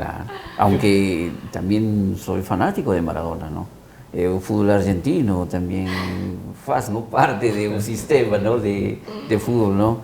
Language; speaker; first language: Portuguese; non-native, learner; Spanish